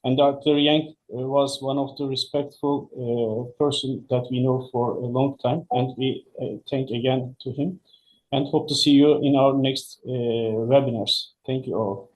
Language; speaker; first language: English; non-native, fluent; Turkish